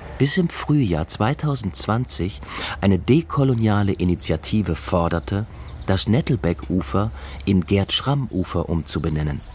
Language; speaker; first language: German; native; German